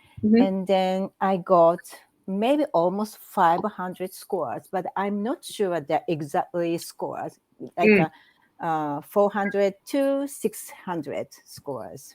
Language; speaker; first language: English; non-native, learner; Japanese